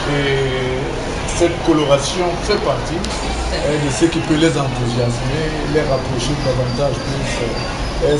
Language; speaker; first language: French; non-native, local second language; Wolof